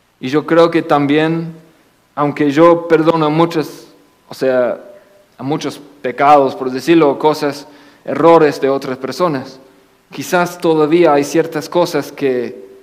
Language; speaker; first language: Spanish; non-native, fluent; English